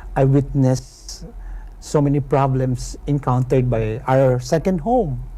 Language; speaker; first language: English; non-native, local second language; Filipino